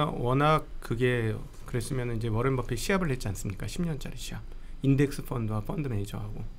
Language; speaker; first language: Korean; native; Korean